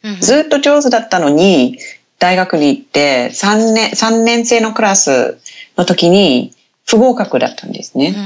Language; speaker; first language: Japanese; non-native, fluent; English